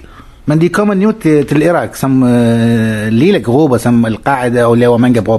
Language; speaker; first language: Danish; non-native, learner; Arabic